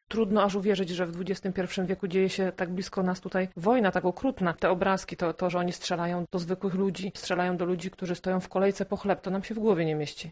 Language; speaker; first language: Polish; native; Polish